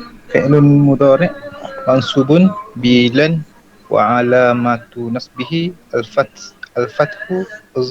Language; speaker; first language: Arabic; non-native, learner; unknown